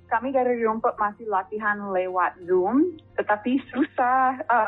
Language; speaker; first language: Indonesian; non-native, fluent; English